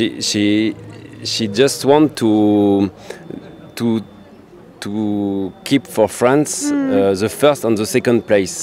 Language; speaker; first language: English; non-native, fluent; French